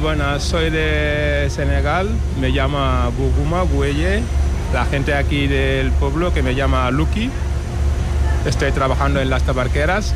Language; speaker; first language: Spanish; non-native, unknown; Wolof